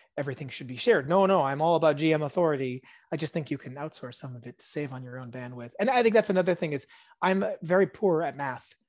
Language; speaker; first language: English; early bilingual, other home language; Hebrew